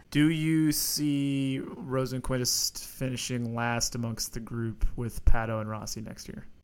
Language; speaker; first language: English; native; English